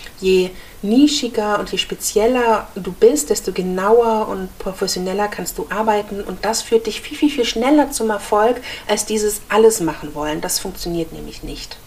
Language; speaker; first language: German; native; German